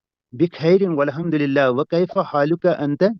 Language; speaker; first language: Arabic; non-native, learner; Kashmiri